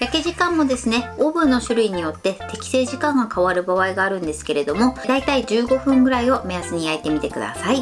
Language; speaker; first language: Japanese; native; Japanese